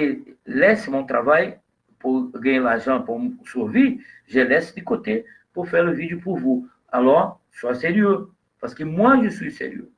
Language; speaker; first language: French; non-native, fluent; Portuguese